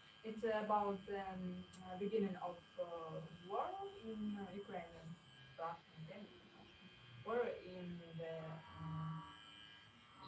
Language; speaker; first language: English; non-native, learner; Ukrainian